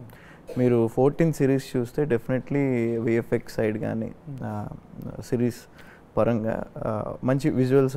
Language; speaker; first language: Telugu; native; Telugu